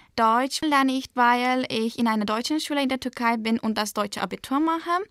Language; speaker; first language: German; non-native, fluent; Turkish